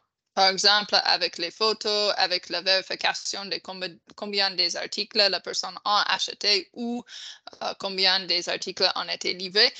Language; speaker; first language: French; non-native, fluent; English